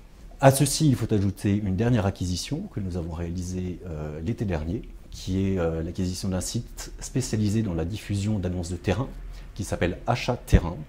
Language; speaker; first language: French; native; French